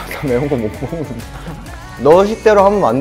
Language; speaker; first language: Korean; native; Korean